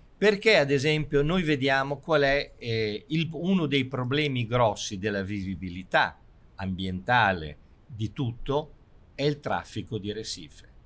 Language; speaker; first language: Italian; native; Italian